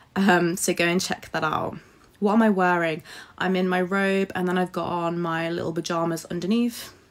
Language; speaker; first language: English; native; English